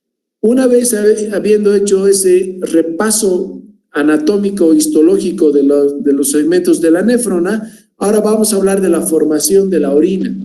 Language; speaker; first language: Spanish; native; Spanish